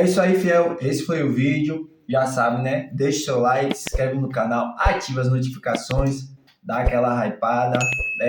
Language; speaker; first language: Portuguese; native; Portuguese